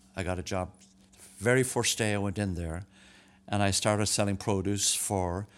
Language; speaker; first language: English; native; English